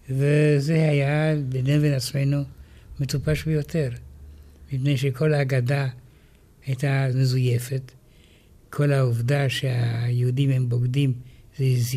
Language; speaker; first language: Hebrew; non-native, fluent; Romanian